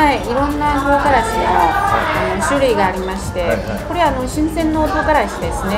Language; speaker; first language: Japanese; non-native, fluent; Chinese